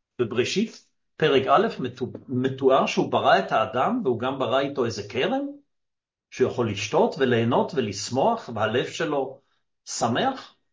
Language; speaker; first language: Hebrew; native; Hebrew